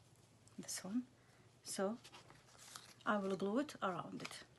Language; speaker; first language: English; non-native, fluent; Arabic